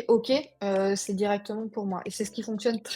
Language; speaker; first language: French; native; French